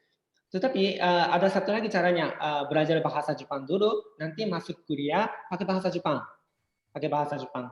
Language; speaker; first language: Indonesian; non-native, fluent; Japanese